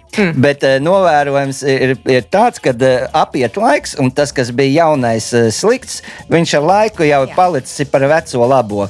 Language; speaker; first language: Latvian; native; Latvian